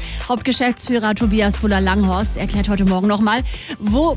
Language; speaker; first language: German; native; German